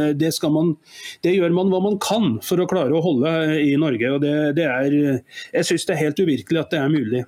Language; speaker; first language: Norwegian; native; Norwegian